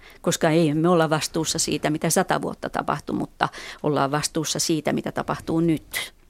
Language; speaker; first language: Finnish; native; Finnish